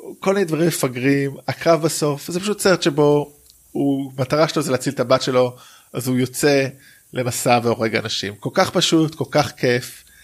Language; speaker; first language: Hebrew; native; Hebrew